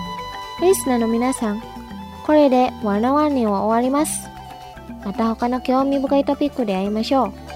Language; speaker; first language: Japanese; non-native, fluent; Indonesian